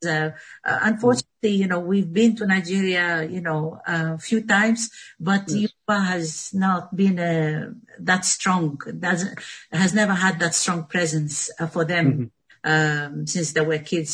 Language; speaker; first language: English; non-native, fluent; Arabic